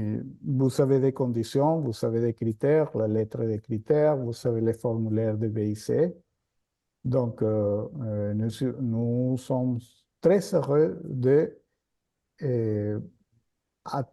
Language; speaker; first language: French; non-native, fluent; Spanish